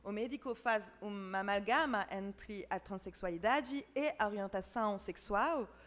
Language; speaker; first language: Portuguese; non-native, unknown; French